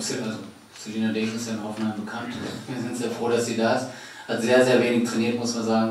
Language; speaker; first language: German; native; German